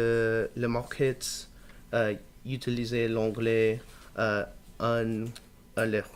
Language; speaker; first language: French; non-native, learner; English